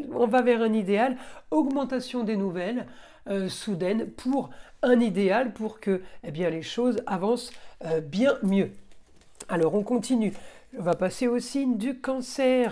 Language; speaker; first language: French; native; French